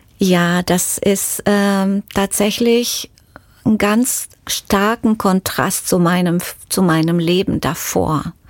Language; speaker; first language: German; non-native, fluent; Romanian